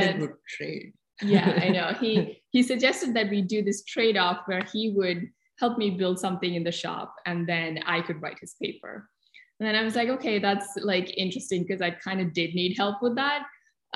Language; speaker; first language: English; non-native, local second language; Malayalam